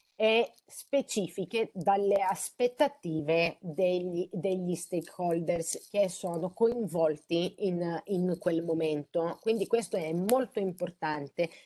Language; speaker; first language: Italian; non-native, fluent; Greek